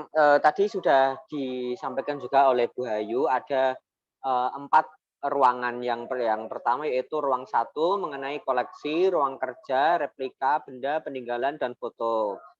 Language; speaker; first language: Indonesian; non-native, local second language; Javanese